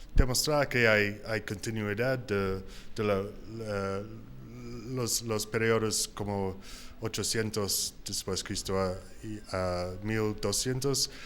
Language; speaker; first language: Spanish; non-native, learner; English